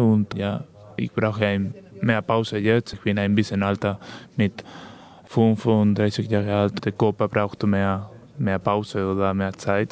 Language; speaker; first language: German; non-native, learner; Spanish